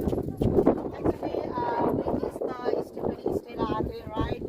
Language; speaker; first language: English; non-native, learner; Filipino